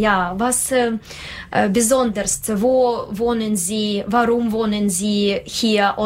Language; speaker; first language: German; non-native, learner; Russian